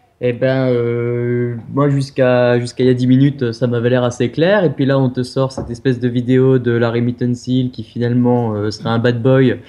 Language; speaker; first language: French; native; French